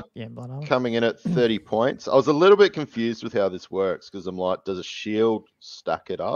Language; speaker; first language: English; native; English